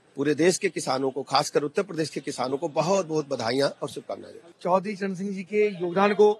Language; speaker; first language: Hindi; native; Hindi